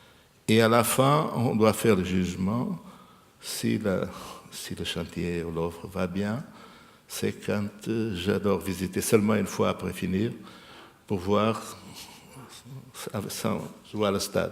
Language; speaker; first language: French; non-native, fluent; Portuguese